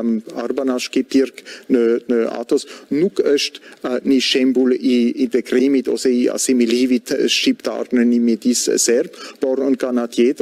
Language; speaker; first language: Albanian; non-native, fluent; German